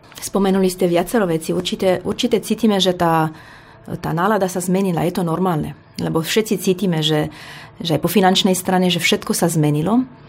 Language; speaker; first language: Slovak; non-native, fluent; Romanian